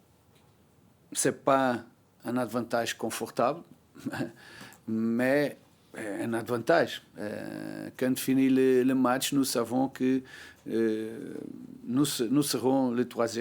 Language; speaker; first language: French; non-native, learner; Portuguese